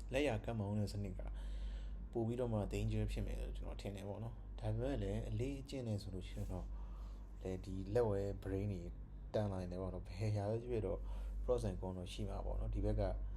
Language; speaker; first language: Burmese; non-native, local second language; Chinese